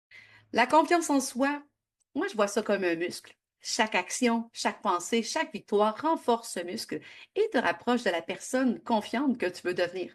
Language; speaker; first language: French; native; French